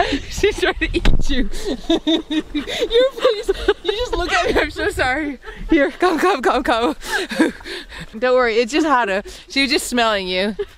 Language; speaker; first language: English; native; English